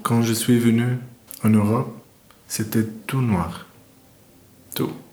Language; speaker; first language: French; non-native, learner; English